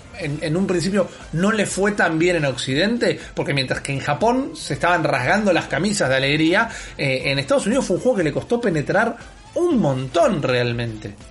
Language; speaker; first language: Spanish; native; Spanish